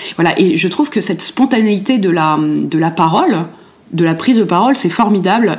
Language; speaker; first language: French; early bilingual, other home language; German